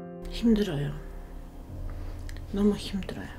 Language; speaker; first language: Korean; non-native, learner; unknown